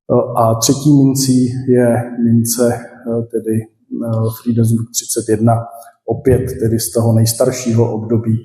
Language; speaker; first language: Czech; native; Czech